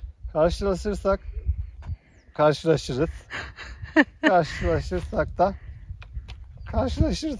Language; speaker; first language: Turkish; native; Turkish